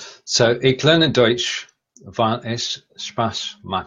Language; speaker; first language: German; non-native, learner; English